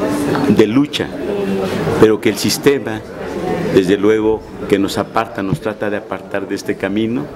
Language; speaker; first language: Spanish; native; Spanish